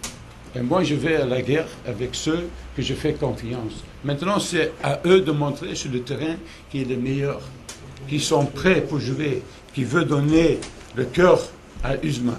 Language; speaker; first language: French; non-native, local second language; Dutch